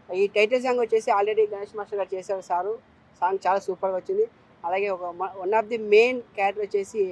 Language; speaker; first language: Telugu; native; Telugu